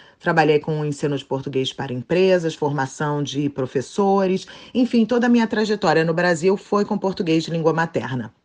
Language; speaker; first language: Portuguese; native; Portuguese